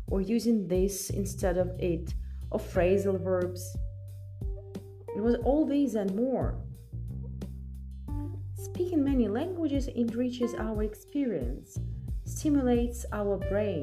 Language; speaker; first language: English; non-native, fluent; Russian